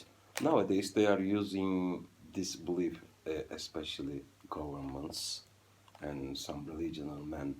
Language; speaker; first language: English; non-native, fluent; Turkish